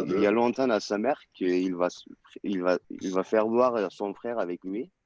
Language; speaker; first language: French; non-native, learner; Turkish